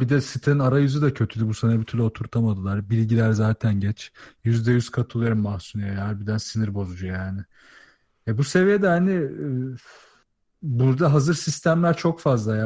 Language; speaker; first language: Turkish; native; Turkish